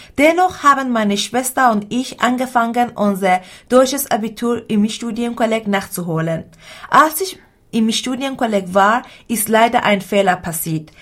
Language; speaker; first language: German; non-native, fluent; Persian